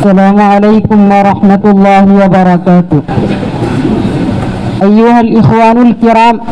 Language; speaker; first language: Arabic; non-native, learner; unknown